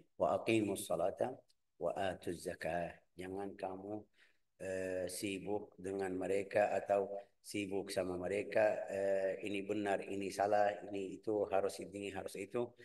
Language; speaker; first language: Malay; non-native, fluent; Arabic